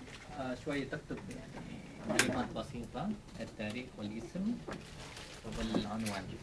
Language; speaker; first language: Arabic; non-native, fluent; Malay